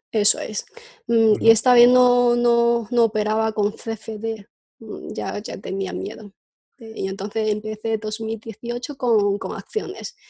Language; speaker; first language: Spanish; non-native, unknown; Chinese